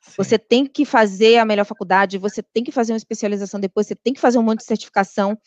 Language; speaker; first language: Portuguese; native; Portuguese